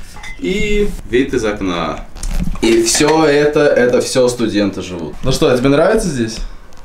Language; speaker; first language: Russian; native; Russian